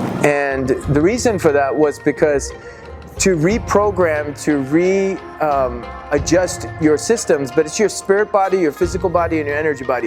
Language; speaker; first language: English; native; English